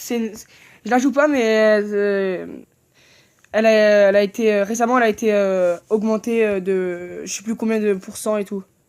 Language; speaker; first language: French; native; French